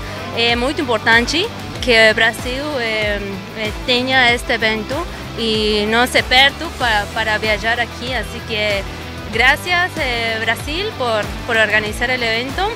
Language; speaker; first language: Portuguese; non-native, learner; Spanish